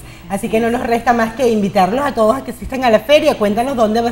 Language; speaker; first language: Spanish; native; Spanish